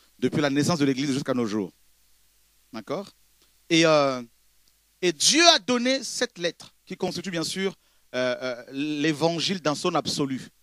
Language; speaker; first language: French; non-native, local second language; Lingala